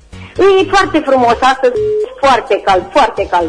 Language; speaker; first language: Romanian; native; Romanian